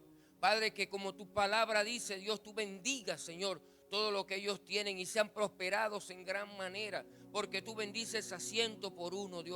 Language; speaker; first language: Spanish; native; Spanish